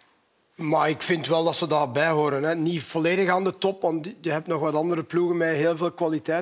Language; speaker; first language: Dutch; native; Dutch